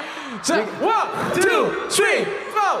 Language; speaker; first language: Korean; native; Korean